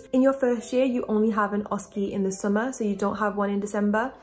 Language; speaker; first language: English; native; English